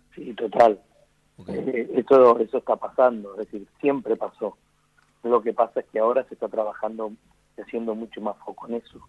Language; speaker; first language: Spanish; native; Spanish